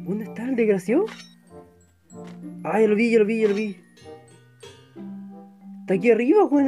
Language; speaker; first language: Spanish; native; Spanish